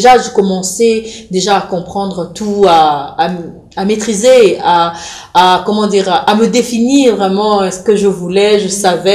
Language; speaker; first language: French; non-native, local second language; Lingala